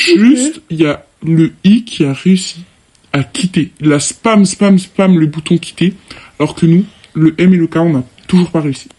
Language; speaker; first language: French; native; French